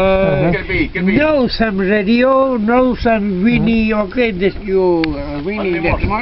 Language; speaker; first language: English; non-native, learner; French